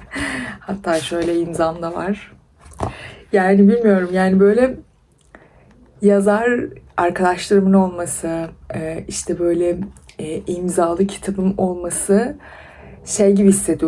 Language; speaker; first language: Turkish; early bilingual, other home language; Persian